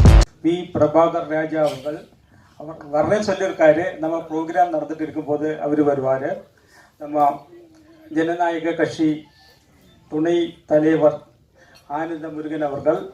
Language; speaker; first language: Tamil; non-native, local second language; Malayalam